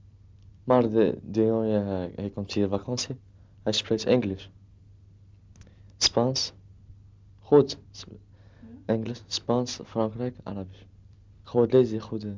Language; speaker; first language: Dutch; non-native, learner; Arabic